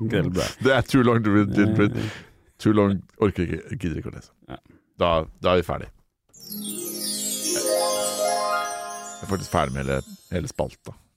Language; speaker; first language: Norwegian; native; Norwegian